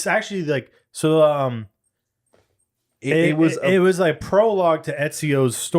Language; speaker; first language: English; native; English